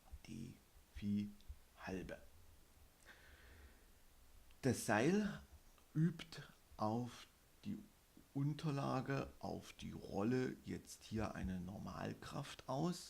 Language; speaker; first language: German; native; German